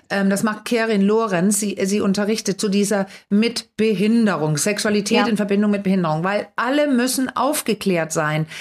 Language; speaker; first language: German; non-native, fluent; Danish